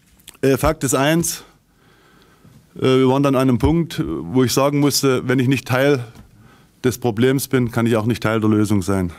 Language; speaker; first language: German; native; German